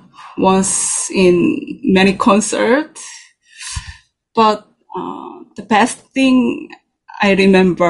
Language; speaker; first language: English; non-native, learner; Korean